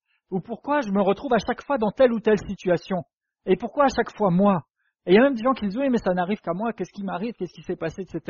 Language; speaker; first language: French; native; French